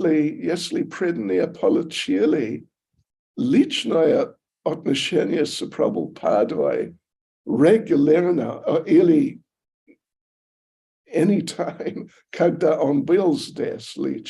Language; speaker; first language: Russian; non-native, learner; English